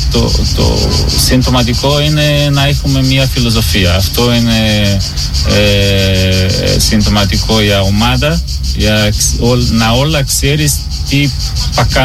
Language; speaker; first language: Greek; non-native, learner; Portuguese